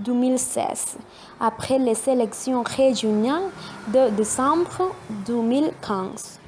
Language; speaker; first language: French; non-native, learner; Spanish